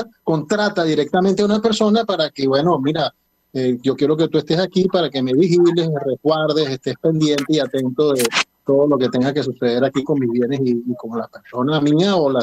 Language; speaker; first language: Spanish; native; Spanish